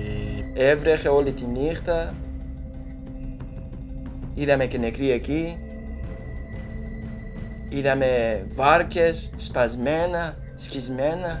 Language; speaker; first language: Greek; non-native, learner; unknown